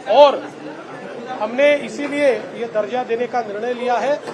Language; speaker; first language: Hindi; non-native, local second language; Marathi